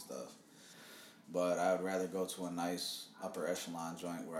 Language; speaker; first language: English; native; English